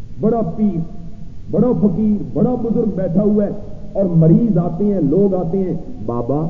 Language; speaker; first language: Urdu; native; Urdu